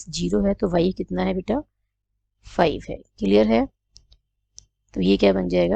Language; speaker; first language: Hindi; native; Hindi